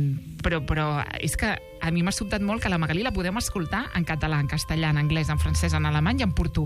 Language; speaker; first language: Catalan; native; Catalan